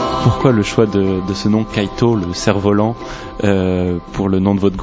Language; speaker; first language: French; native; French